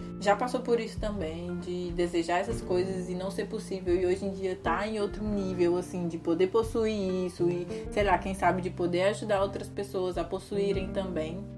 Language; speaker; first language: Portuguese; native; Portuguese